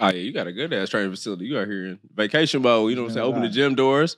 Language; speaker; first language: English; native; English